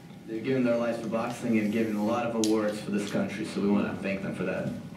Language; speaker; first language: English; native; English